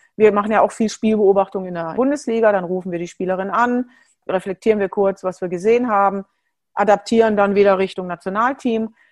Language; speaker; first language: German; native; German